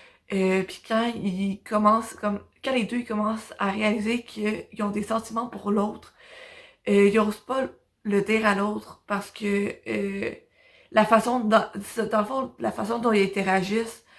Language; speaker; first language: French; native; French